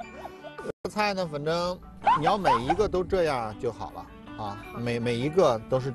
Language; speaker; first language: Chinese; native; Chinese